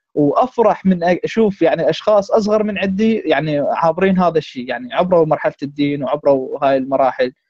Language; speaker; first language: Arabic; native; Arabic